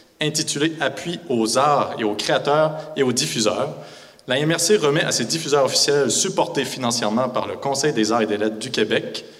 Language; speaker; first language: French; native; French